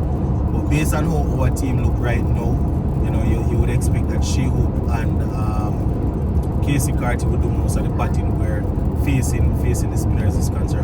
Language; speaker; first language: English; native; English